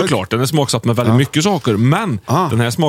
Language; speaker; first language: Swedish; native; Swedish